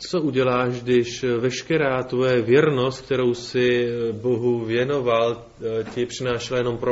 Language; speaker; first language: Czech; native; Czech